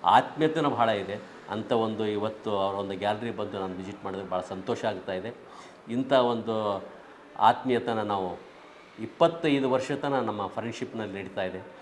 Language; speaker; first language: Kannada; native; Kannada